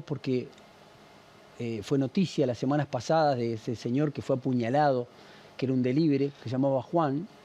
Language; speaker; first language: Spanish; native; Spanish